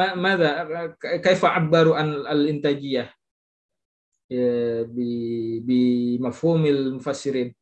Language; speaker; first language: Arabic; non-native, fluent; Indonesian